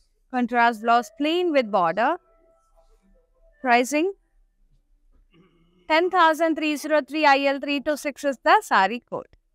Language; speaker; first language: English; non-native, local second language; Telugu